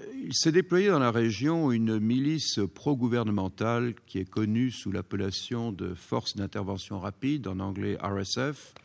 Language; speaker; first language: French; native; French